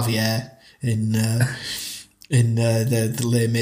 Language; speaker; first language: English; native; English